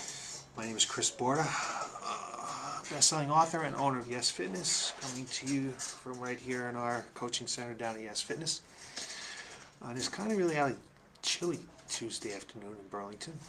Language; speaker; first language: English; native; English